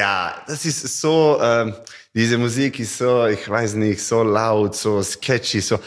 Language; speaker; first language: German; non-native, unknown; Serbian